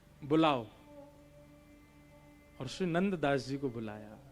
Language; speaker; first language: Hindi; native; Hindi